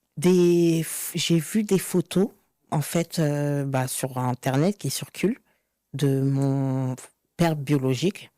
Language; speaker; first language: French; native; French